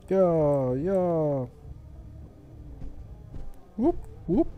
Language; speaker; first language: German; native; German